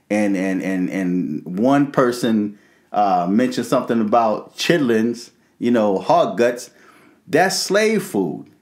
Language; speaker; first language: English; native; English